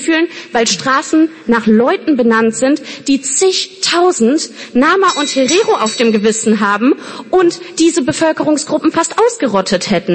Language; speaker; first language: German; native; German